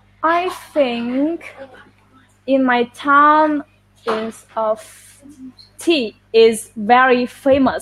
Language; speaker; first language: English; non-native, learner; Vietnamese